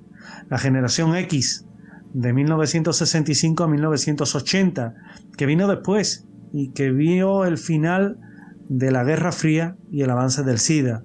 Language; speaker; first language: Spanish; native; Spanish